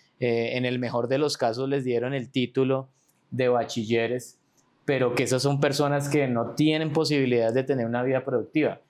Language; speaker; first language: Spanish; native; Spanish